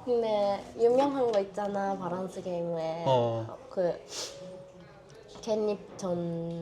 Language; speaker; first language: Korean; non-native, learner; Japanese